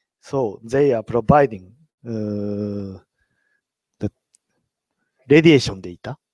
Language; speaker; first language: English; non-native, learner; Japanese